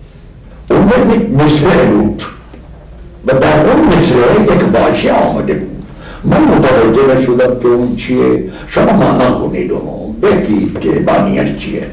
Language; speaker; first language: Persian; non-native, fluent; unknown